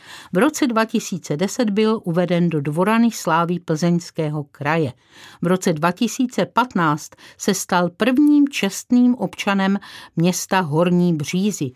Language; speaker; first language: Czech; native; Czech